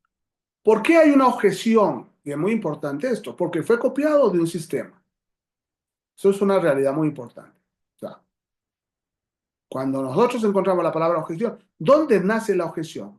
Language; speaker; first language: Spanish; native; Spanish